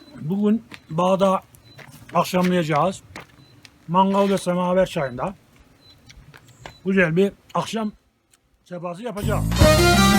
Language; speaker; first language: Turkish; native; Turkish